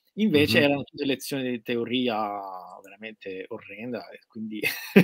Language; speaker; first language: Italian; non-native, fluent; Persian